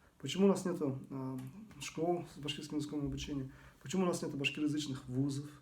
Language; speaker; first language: Russian; non-native, local second language; Bashkir